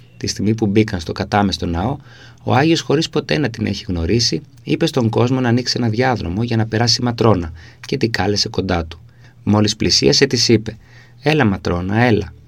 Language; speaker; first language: Greek; native; Greek